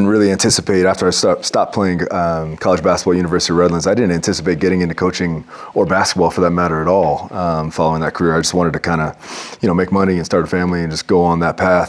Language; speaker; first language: English; native; English